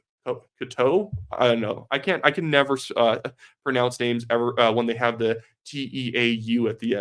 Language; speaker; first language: English; native; English